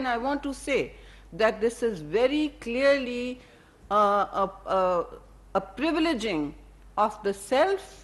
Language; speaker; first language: English; non-native, local second language; Urdu